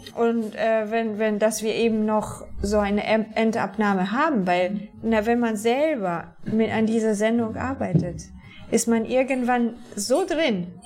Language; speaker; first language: German; non-native, fluent; Polish